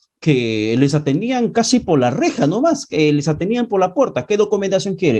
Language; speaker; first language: Spanish; native; Spanish